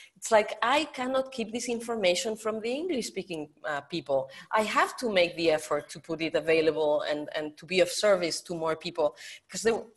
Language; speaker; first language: English; non-native, fluent; Spanish